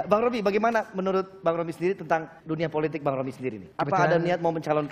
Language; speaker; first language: Indonesian; native; Indonesian